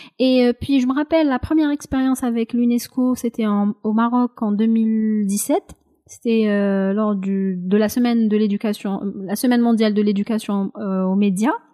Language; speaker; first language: French; non-native, local second language; Kabyle